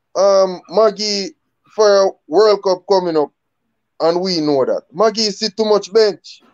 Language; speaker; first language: English; native; English